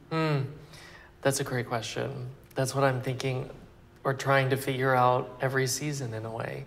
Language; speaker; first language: English; native; English